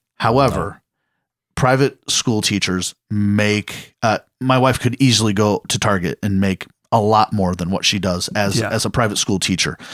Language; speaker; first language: English; native; English